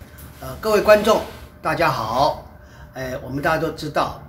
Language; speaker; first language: Chinese; native; Chinese